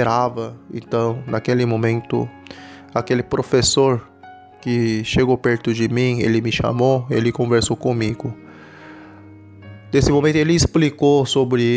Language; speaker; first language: Portuguese; non-native, learner; Korean